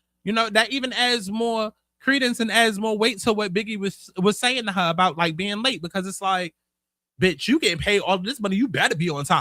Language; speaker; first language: English; native; English